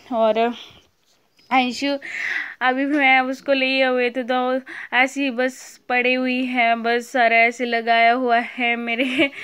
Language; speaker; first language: Hindi; native; Hindi